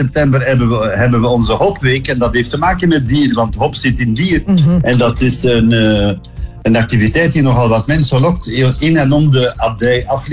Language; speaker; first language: Dutch; native; Dutch